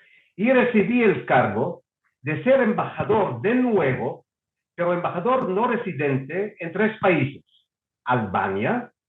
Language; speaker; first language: Spanish; non-native, fluent; Hebrew